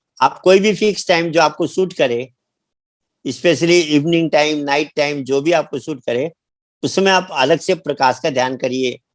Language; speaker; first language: Hindi; native; Hindi